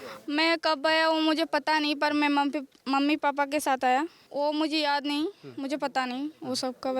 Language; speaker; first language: Hindi; early bilingual, other home language; Bangla